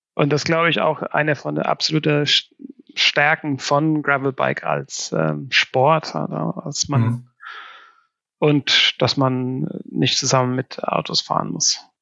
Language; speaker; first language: German; non-native, fluent; Swedish